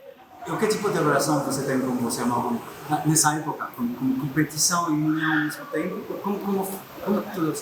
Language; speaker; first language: Portuguese; non-native, learner; French